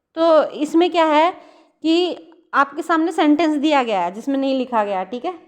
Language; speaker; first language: Hindi; native; Hindi